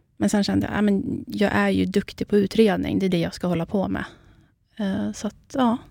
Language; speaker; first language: Swedish; early bilingual, other home language; Kurdish